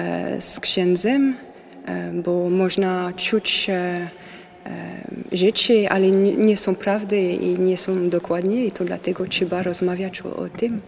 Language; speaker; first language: Polish; non-native, learner; French